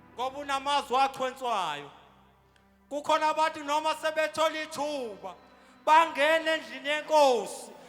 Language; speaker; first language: Zulu; native; Zulu